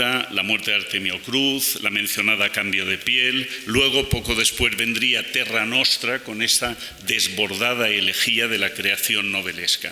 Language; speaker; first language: Spanish; native; Spanish